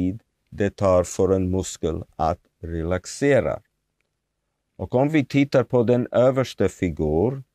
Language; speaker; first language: Swedish; non-native, fluent; Hebrew